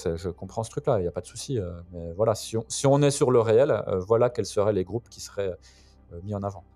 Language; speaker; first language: French; native; French